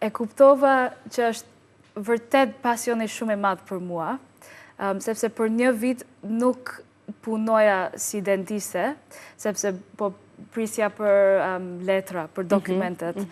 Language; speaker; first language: Albanian; non-native, learner; English